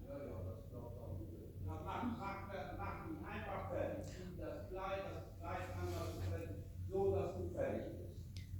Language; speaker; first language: German; native; German